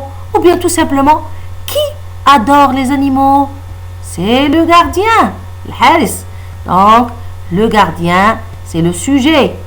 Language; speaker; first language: French; non-native, local second language; Arabic